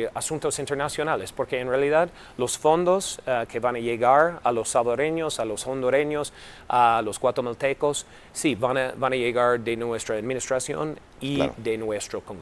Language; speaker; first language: Spanish; non-native, fluent; English